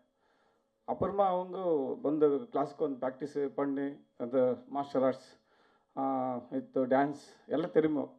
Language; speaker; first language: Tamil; non-native, learner; Kannada